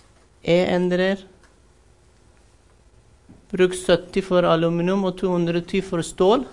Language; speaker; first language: Norwegian; non-native, fluent; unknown